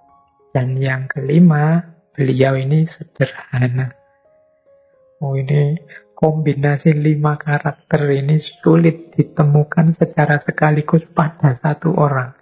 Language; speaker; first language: Indonesian; native; Indonesian